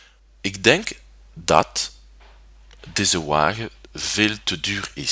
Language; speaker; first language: Dutch; non-native, fluent; French